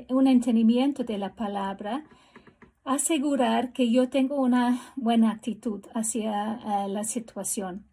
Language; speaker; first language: Spanish; non-native, fluent; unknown